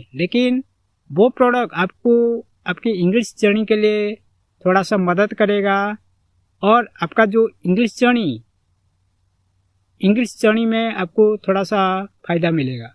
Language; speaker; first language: Hindi; non-native, local second language; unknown